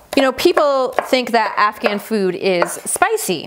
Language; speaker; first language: English; non-native, fluent; Persian